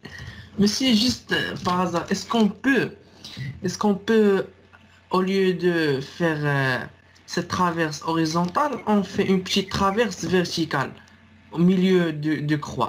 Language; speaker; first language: French; non-native, local second language; Arabic